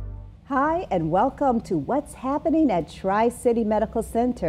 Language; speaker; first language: English; native; English